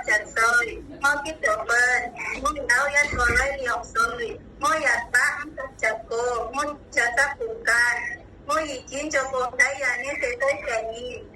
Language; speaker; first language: Cantonese; non-native, learner; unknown